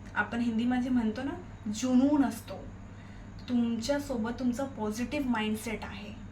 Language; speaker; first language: Marathi; non-native, local second language; Hindi